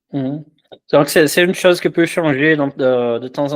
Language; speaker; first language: French; non-native, fluent; Portuguese